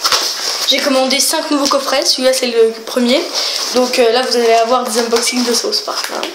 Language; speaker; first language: French; native; French